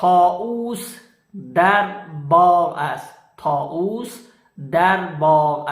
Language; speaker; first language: Persian; non-native, fluent; Urdu